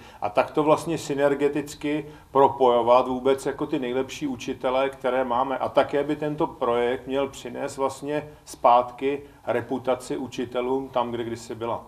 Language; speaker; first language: Czech; native; Czech